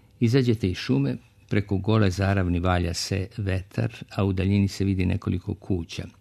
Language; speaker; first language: Serbian; native; Serbian